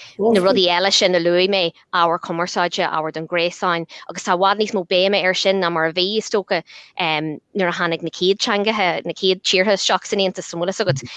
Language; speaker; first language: Irish; non-native, local second language; English